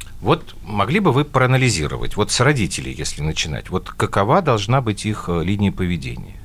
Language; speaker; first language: Russian; native; Russian